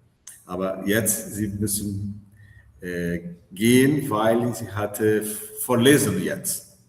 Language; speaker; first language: German; non-native, learner; Portuguese